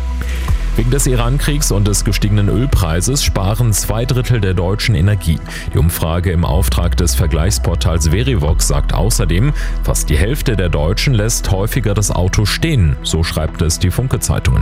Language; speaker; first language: German; native; German